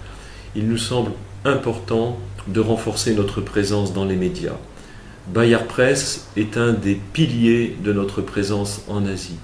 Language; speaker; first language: French; native; French